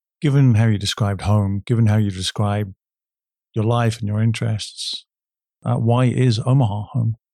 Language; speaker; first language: English; native; English